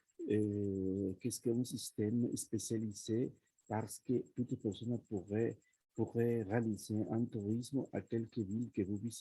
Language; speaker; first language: French; non-native, learner; Spanish